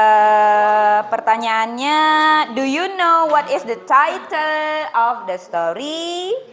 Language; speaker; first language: English; non-native, fluent; Indonesian